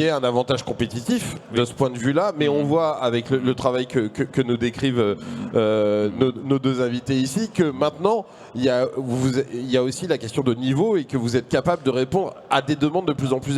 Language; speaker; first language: French; native; French